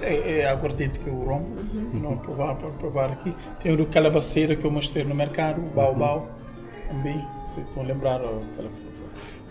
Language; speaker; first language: Portuguese; non-native, local second language; Kabuverdianu